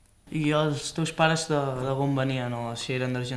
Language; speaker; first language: Catalan; early bilingual, other home language; Spanish